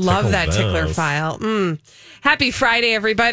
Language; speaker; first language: English; native; English